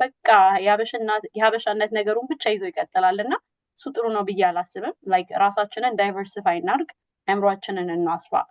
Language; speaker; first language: Amharic; native; Amharic